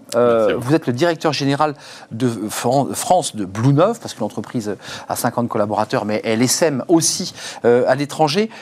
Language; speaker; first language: French; native; French